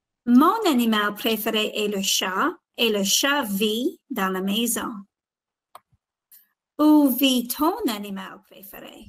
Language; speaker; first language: French; non-native, fluent; English